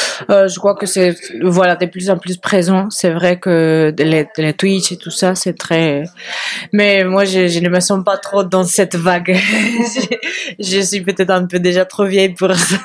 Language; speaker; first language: French; non-native, fluent; Spanish